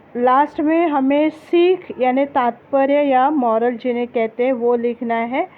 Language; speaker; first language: Hindi; non-native, local second language; Marathi